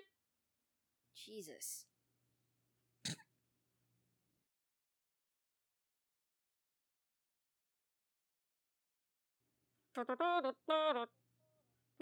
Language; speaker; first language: English; non-native, local second language; Filipino